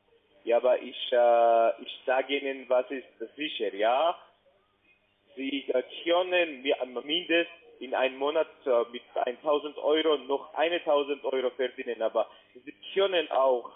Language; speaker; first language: German; non-native, learner; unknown